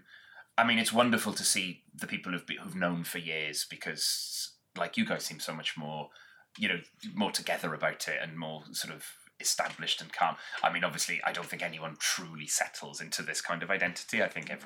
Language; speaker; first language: English; native; English